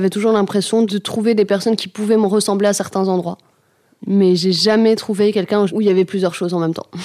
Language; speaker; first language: French; native; French